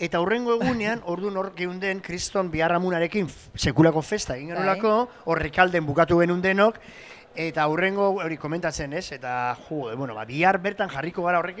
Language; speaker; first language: Basque; native; Basque